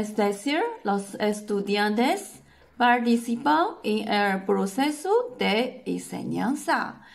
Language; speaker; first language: Spanish; non-native, fluent; Chinese